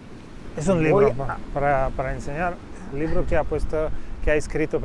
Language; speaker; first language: Spanish; non-native, fluent; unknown